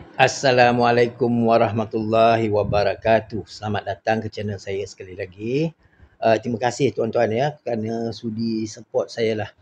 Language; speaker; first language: Malay; native; Malay